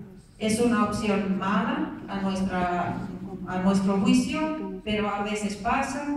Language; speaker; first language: Spanish; non-native, fluent; Finnish